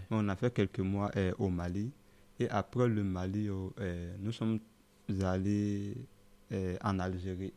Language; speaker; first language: French; non-native, local second language; Dyula